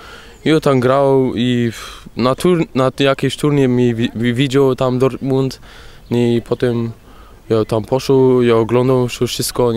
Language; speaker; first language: Polish; early bilingual, heritage; Polish